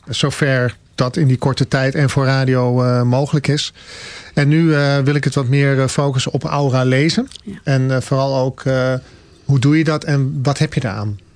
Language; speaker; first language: Dutch; native; Dutch